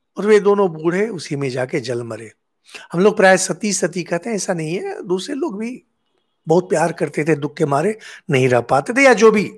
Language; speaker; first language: Hindi; non-native, local second language; Bangla